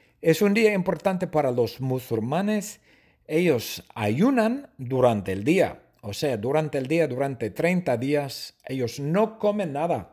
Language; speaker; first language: Spanish; non-native, fluent; English